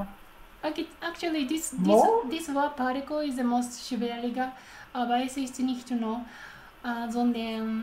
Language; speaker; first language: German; non-native, learner; Japanese